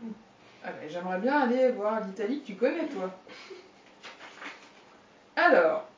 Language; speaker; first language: French; native; French